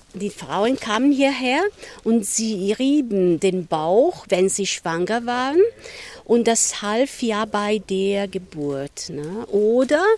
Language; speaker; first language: German; non-native, fluent; Italian